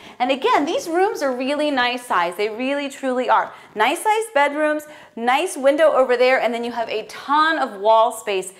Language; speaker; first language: English; native; English